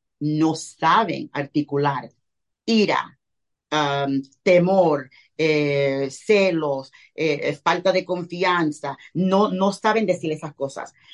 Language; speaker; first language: Spanish; early bilingual, heritage; Spanish